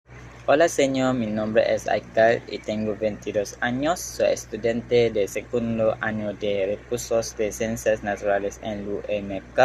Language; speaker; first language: Spanish; non-native, learner; Malay